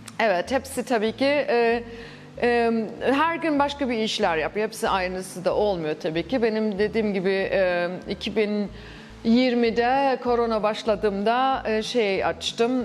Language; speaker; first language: Turkish; early bilingual, heritage; Turkish